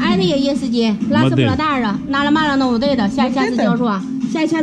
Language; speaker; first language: Russian; non-native, learner; Chinese